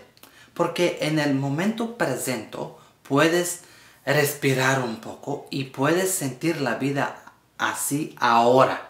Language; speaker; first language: Spanish; non-native, learner; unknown